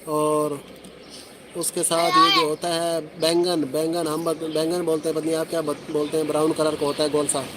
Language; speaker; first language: Urdu; non-native, local second language; Punjabi